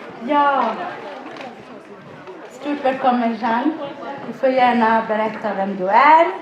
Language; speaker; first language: Swedish; non-native, fluent; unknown